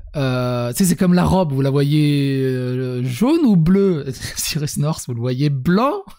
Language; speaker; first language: French; early bilingual, other home language; Serbian